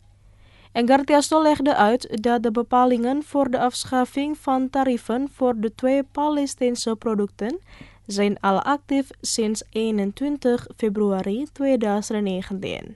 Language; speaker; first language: Dutch; non-native, fluent; Indonesian